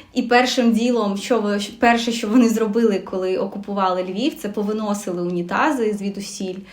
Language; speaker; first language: Ukrainian; non-native, local second language; Russian